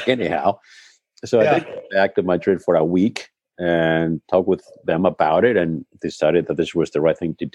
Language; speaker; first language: English; non-native, fluent; Spanish